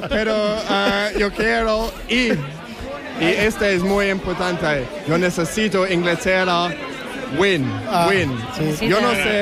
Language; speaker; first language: Spanish; non-native, learner; English